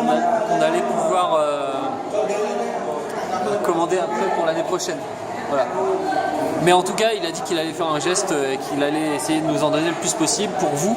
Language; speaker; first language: French; native; French